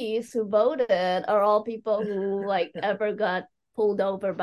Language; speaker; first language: English; non-native, fluent; Chinese